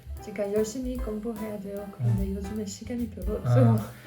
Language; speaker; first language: Korean; non-native, learner; English